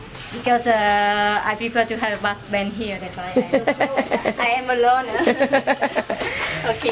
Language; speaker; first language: English; non-native, learner; Khmer